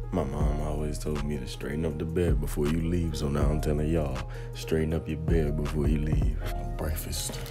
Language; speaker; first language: English; native; English